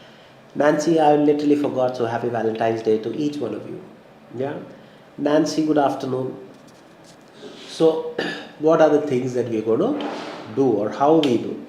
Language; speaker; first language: English; non-native, local second language; Malayalam